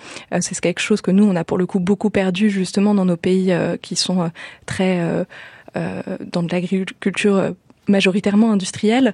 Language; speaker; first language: French; native; French